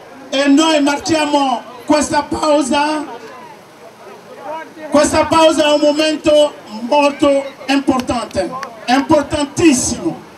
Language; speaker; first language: Italian; non-native, fluent; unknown